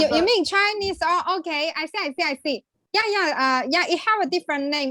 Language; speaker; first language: English; non-native, learner; Chinese